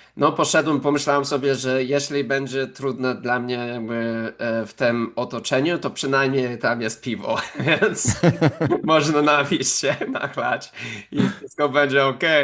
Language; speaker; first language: Polish; non-native, fluent; English